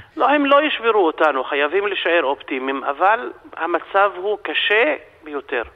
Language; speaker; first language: Hebrew; non-native, local second language; Arabic